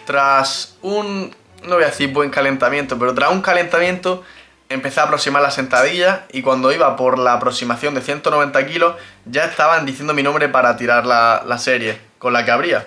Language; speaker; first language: Spanish; native; Spanish